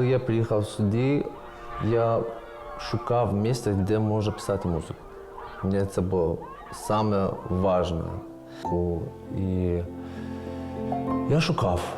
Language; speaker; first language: Ukrainian; non-native, learner; Persian